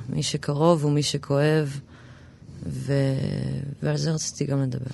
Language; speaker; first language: Hebrew; early bilingual, other home language; English